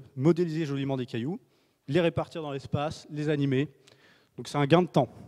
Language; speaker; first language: French; native; French